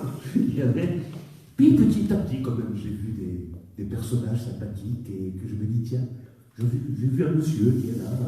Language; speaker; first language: French; native; French